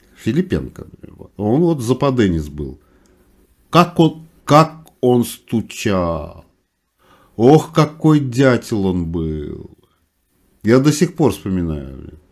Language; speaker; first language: Russian; non-native, local second language; Uzbek